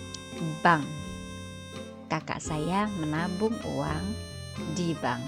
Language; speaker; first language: Indonesian; native; Indonesian